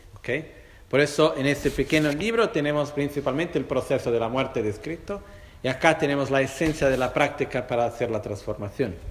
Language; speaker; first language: Spanish; non-native, fluent; Portuguese